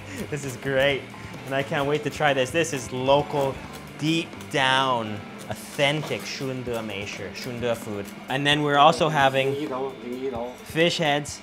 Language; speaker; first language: English; native; English